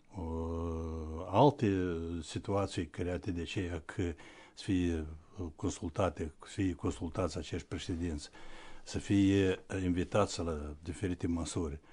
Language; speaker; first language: Romanian; native; Romanian